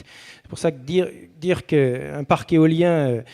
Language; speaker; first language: French; native; French